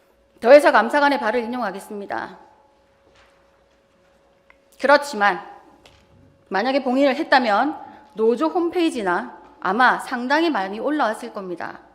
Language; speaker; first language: Korean; native; Korean